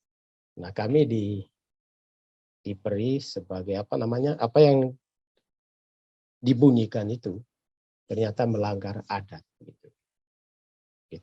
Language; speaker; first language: Indonesian; native; Indonesian